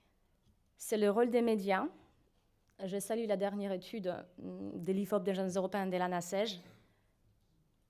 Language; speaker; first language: French; non-native, fluent; Polish